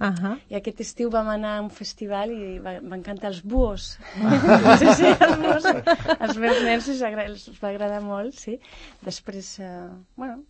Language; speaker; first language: Catalan; non-native, local second language; French